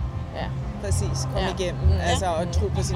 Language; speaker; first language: Danish; native; Danish